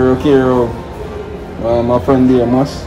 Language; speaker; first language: Spanish; non-native, learner; English